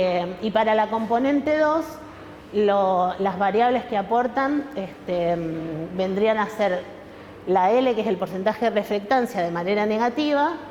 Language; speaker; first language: Spanish; native; Spanish